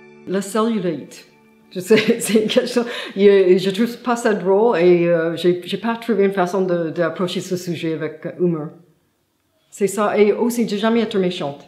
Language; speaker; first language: French; non-native, fluent; English